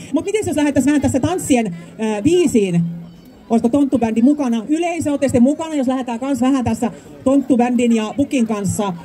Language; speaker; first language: Finnish; native; Finnish